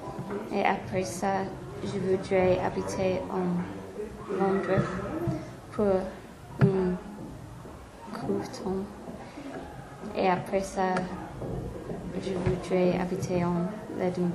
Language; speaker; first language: French; non-native, learner; English